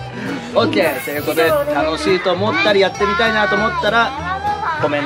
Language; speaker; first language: Japanese; native; Japanese